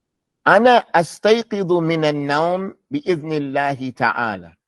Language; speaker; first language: Arabic; non-native, fluent; English